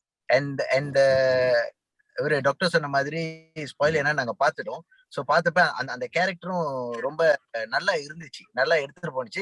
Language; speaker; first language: Tamil; native; Tamil